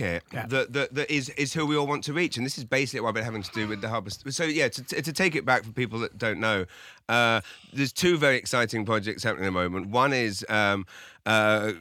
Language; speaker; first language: English; native; English